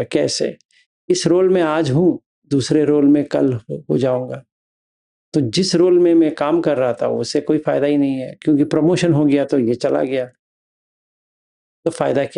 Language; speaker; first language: Hindi; native; Hindi